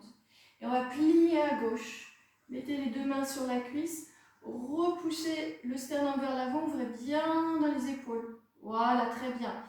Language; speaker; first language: French; native; French